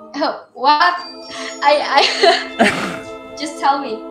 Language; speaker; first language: English; non-native, learner; Indonesian